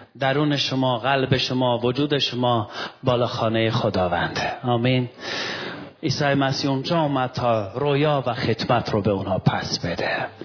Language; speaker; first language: Persian; non-native, local second language; Armenian